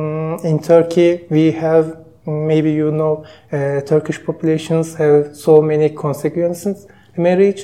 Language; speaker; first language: English; non-native, learner; Turkish